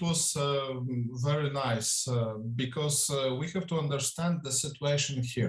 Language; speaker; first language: English; non-native, fluent; Polish